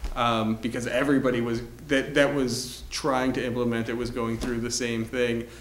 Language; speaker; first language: English; native; English